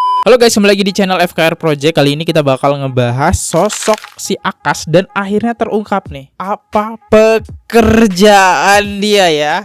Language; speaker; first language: Indonesian; native; Indonesian